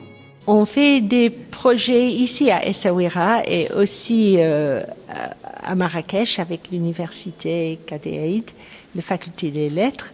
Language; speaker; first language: French; non-native, fluent; English